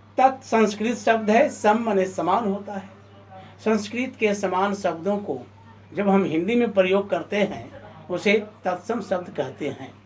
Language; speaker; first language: Hindi; native; Hindi